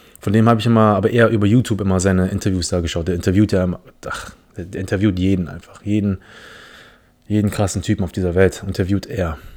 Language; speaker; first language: German; early bilingual, other home language; English